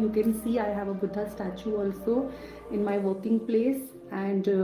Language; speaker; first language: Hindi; native; Hindi